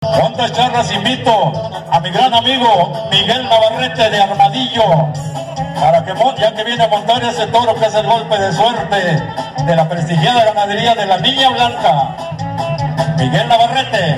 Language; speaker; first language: Spanish; native; Spanish